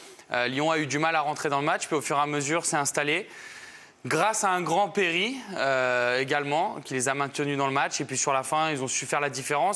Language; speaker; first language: French; native; French